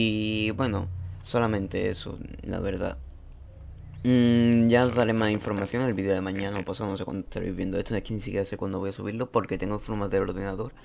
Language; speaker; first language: Spanish; native; Spanish